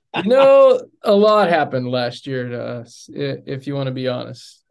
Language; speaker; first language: English; native; English